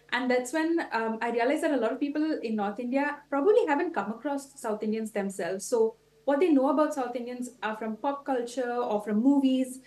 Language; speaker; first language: English; non-native, local second language; Tulu